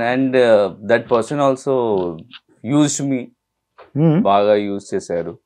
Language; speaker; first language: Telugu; non-native, local second language; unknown